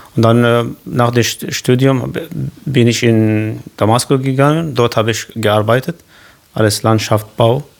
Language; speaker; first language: German; non-native, learner; Kurdish